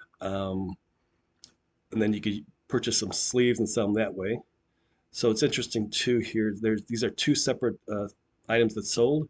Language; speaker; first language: English; native; English